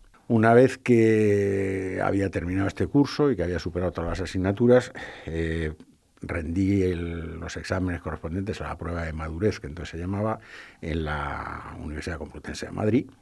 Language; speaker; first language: Spanish; native; Spanish